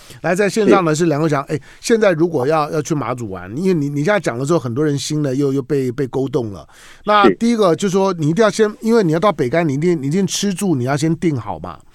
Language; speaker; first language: Chinese; native; Chinese